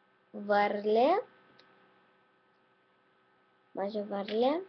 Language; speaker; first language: Lithuanian; early bilingual, heritage; Lithuanian